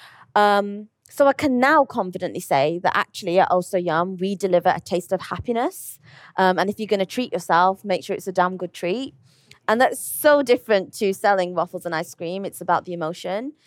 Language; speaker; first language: English; native; English